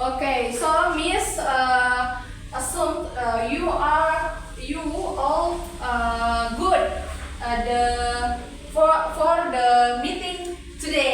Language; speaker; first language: English; non-native, learner; Indonesian